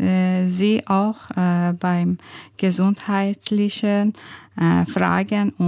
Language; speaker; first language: German; non-native, learner; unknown